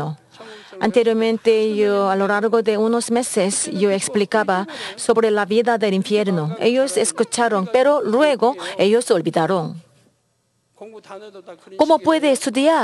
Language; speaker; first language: Spanish; non-native, learner; Korean